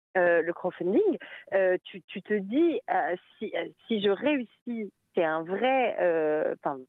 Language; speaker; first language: French; native; French